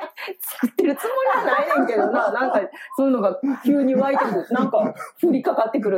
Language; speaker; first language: Japanese; native; Japanese